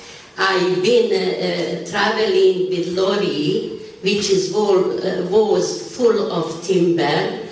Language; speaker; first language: English; non-native, learner; Bosnian